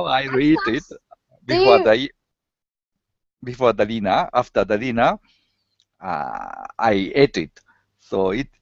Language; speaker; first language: English; non-native, learner; Japanese